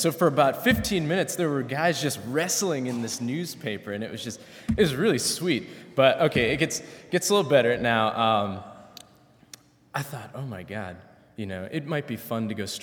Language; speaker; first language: English; native; English